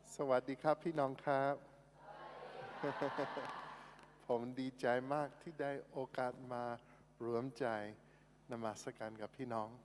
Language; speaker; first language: Thai; non-native, fluent; English